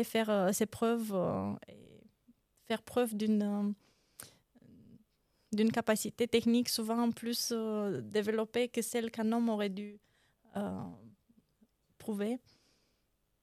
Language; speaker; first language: French; non-native, fluent; Romanian